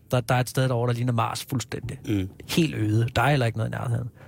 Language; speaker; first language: Danish; native; Danish